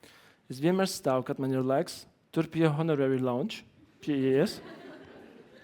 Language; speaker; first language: Latvian; non-native, learner; German